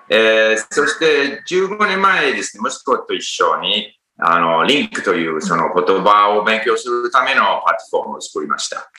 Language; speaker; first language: Japanese; non-native, fluent; English